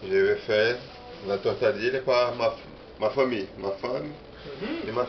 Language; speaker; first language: French; non-native, learner; Portuguese